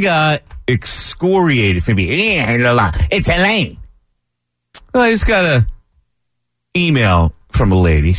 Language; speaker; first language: English; native; English